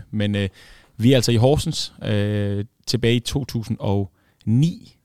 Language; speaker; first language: Danish; early bilingual, other home language; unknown